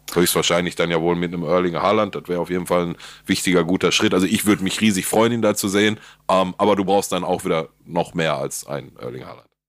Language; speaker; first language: German; native; German